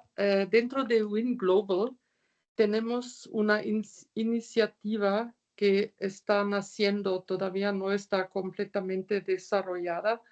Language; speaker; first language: Spanish; non-native, fluent; German